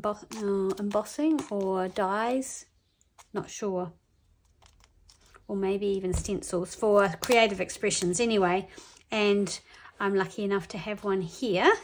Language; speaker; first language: English; native; English